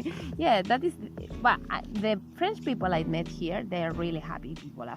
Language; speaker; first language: English; non-native, learner; Spanish